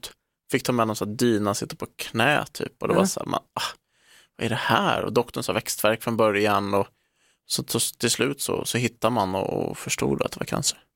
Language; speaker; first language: Swedish; native; Swedish